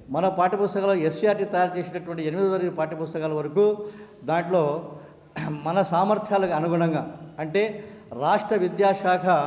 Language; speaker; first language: Telugu; non-native, local second language; Urdu